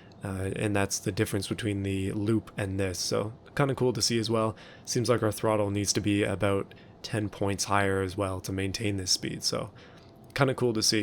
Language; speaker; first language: English; native; English